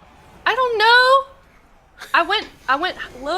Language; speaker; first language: English; native; English